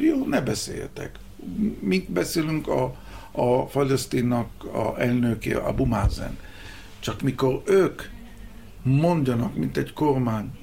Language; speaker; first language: Hungarian; early bilingual, heritage; Hebrew